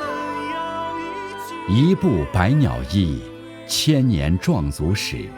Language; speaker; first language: Chinese; native; Chinese